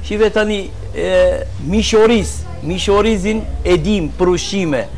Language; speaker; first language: Albanian; early bilingual, heritage; Albanian